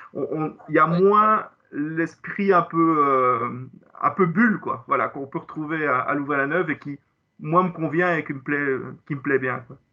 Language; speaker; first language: French; native; French